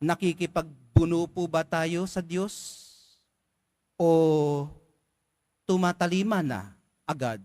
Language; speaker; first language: Filipino; native; Filipino